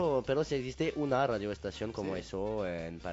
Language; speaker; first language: Spanish; non-native, learner; French